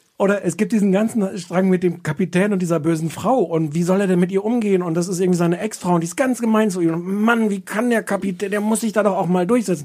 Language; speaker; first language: German; native; German